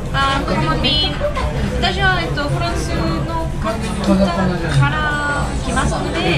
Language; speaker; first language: Japanese; non-native, learner; French